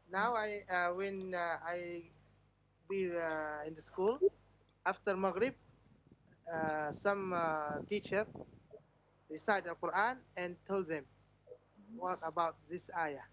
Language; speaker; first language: English; non-native, learner; Malay